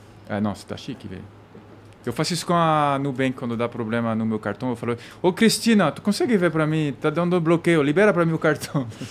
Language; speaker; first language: Portuguese; non-native, fluent; French